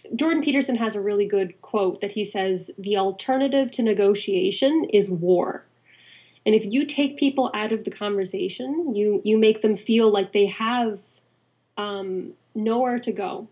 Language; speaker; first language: English; native; English